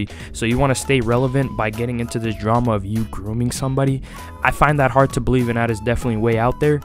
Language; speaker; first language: English; native; English